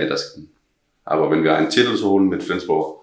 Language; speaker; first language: German; non-native, learner; Danish